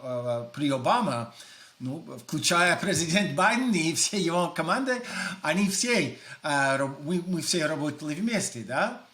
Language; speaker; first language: Russian; non-native, fluent; English